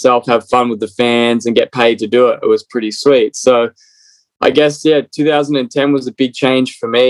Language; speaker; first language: English; native; English